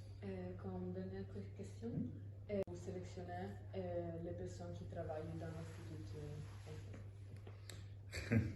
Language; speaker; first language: French; non-native, learner; Italian